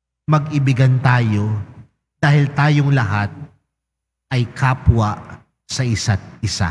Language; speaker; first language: Filipino; native; Filipino